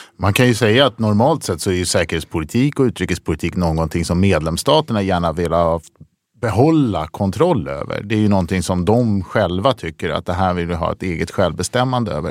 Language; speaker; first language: Swedish; native; Swedish